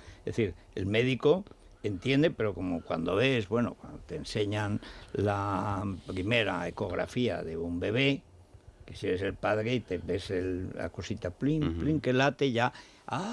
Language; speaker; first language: Spanish; native; Spanish